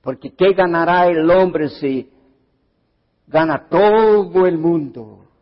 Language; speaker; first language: Spanish; early bilingual, heritage; Spanish